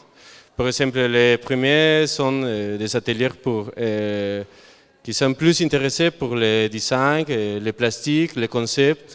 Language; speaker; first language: French; non-native, learner; Spanish